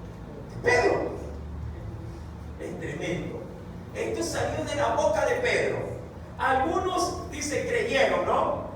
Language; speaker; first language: Spanish; native; Spanish